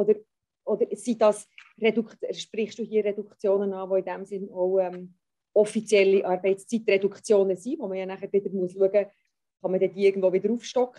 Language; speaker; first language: German; native; German